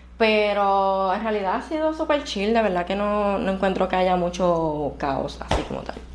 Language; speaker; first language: Spanish; native; Spanish